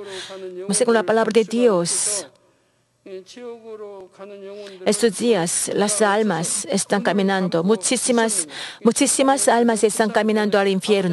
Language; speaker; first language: Spanish; non-native, learner; Korean